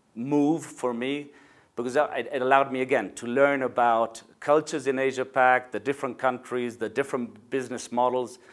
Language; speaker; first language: English; non-native, fluent; Spanish